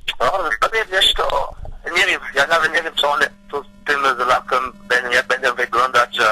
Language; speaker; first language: Polish; early bilingual, heritage; Polish